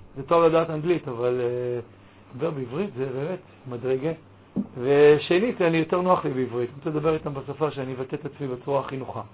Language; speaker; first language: Hebrew; native; Hebrew